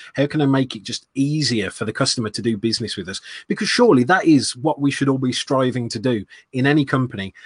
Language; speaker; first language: English; native; English